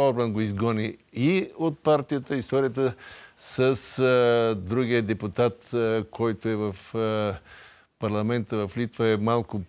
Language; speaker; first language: Bulgarian; native; Bulgarian